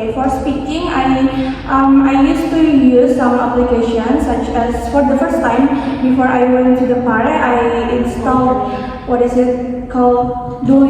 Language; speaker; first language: English; non-native, fluent; Indonesian